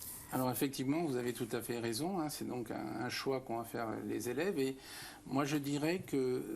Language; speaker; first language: French; native; French